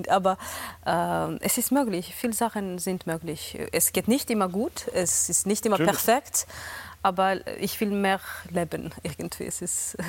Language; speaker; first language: German; non-native, fluent; Georgian